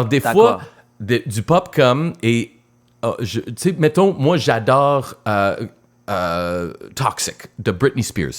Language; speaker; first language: French; non-native, local second language; English